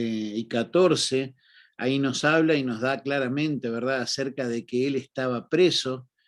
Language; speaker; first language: Spanish; native; Spanish